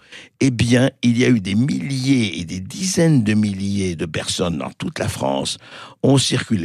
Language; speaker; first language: French; native; French